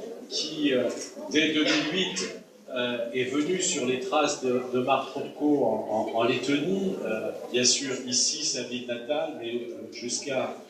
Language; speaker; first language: French; native; French